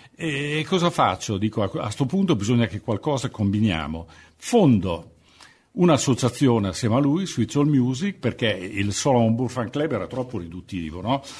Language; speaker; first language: Italian; native; Italian